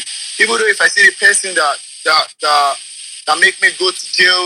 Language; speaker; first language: English; non-native, local second language; Yoruba